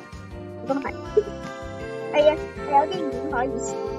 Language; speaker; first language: Chinese; early bilingual, heritage; Cantonese